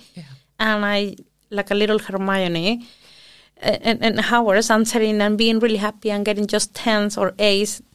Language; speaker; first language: English; early bilingual, other home language; Spanish